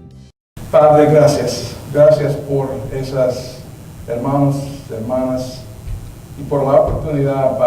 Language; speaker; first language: Spanish; non-native, learner; English